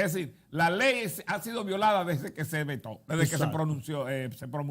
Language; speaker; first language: Spanish; native; Spanish